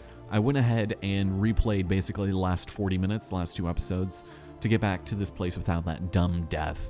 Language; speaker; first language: English; native; English